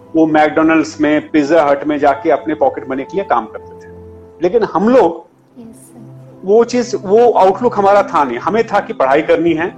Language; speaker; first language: Hindi; native; Hindi